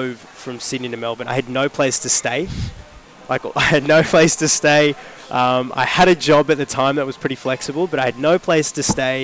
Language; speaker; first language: English; native; English